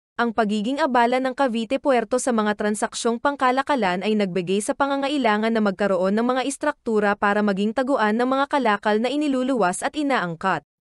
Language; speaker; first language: Filipino; native; Filipino